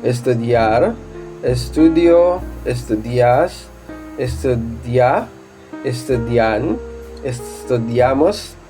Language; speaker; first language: Spanish; non-native, learner; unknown